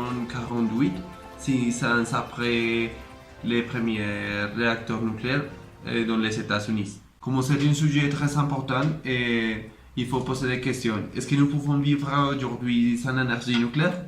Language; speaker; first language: French; non-native, learner; Spanish